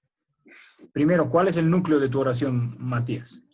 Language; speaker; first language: Spanish; native; Spanish